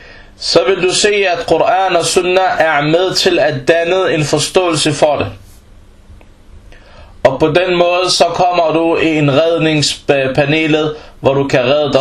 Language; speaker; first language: Danish; non-native, fluent; Arabic